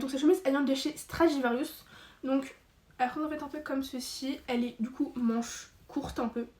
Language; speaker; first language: French; native; French